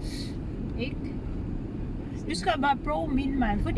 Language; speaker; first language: Danish; non-native, learner; Filipino